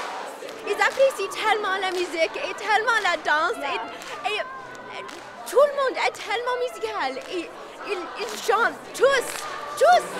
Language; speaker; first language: French; non-native, local second language; English